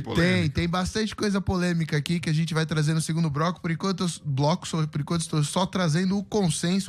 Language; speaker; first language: Portuguese; native; Portuguese